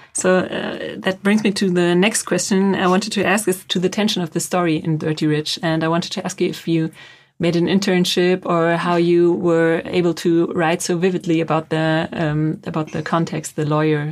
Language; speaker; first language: English; non-native, fluent; German